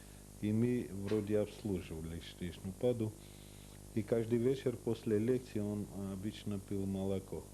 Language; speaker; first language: Russian; non-native, local second language; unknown